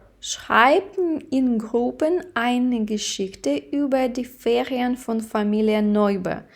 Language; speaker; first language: German; non-native, fluent; Ukrainian